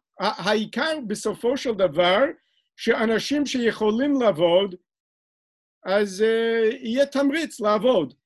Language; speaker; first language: Hebrew; non-native, fluent; English